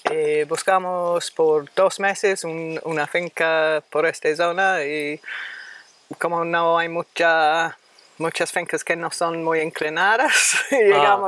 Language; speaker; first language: Spanish; non-native, fluent; English